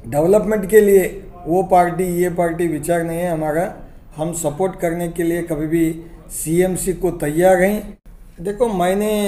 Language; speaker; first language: Hindi; non-native, local second language; Kannada